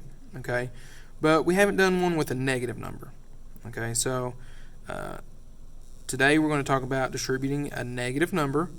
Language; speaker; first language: English; native; English